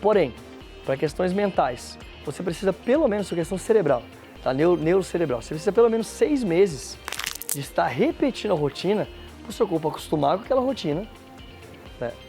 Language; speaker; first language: Portuguese; native; Portuguese